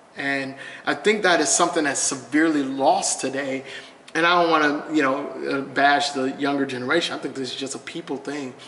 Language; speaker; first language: English; native; English